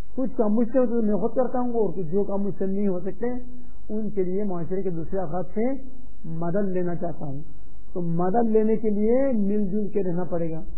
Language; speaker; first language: Urdu; non-native, local second language; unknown